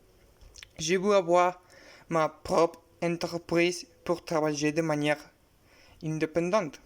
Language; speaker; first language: French; non-native, learner; Spanish